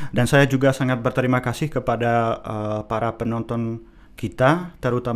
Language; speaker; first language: Indonesian; non-native, fluent; Czech